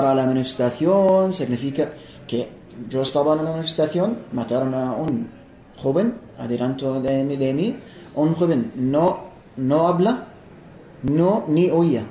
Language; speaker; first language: Spanish; non-native, fluent; Arabic